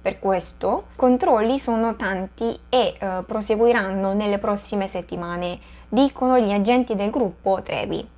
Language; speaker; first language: Italian; non-native, fluent; Korean